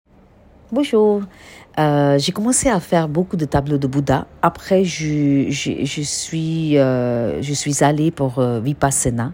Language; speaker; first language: French; non-native, learner; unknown